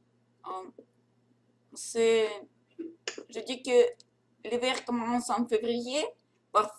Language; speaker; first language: French; non-native, learner; Russian